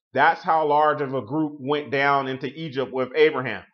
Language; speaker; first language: English; native; English